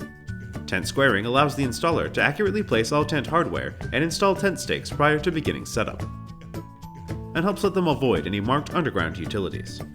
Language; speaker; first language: English; native; English